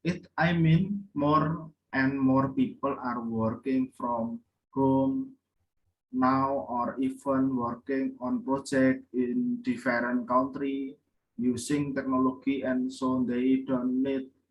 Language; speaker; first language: English; non-native, learner; Indonesian